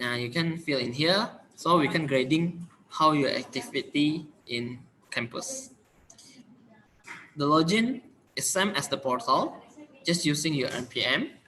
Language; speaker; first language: English; non-native, learner; Indonesian